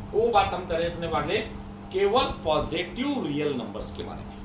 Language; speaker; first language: Hindi; non-native, local second language; Marathi